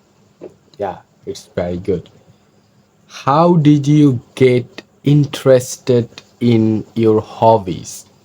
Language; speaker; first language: English; non-native, fluent; Bangla